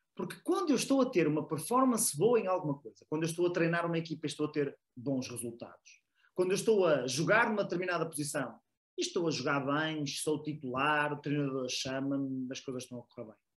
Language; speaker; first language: Portuguese; native; Portuguese